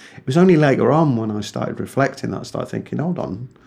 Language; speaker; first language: English; native; English